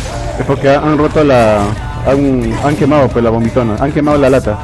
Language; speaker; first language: Spanish; native; Spanish